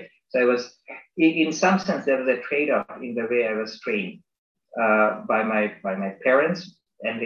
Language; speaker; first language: English; non-native, local second language; Bangla